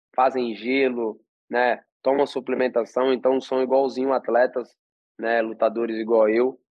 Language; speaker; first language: Portuguese; native; Portuguese